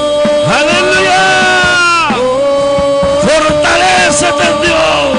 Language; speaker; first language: Spanish; native; Spanish